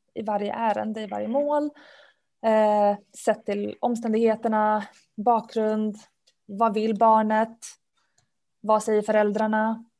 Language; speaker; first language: Swedish; early bilingual, other home language; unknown